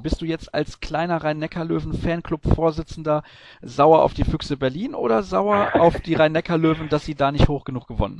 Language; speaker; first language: German; native; German